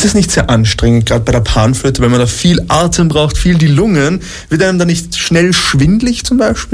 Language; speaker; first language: German; native; German